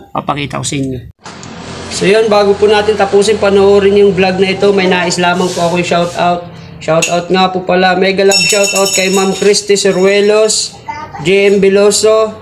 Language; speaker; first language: Filipino; non-native, local second language; Waray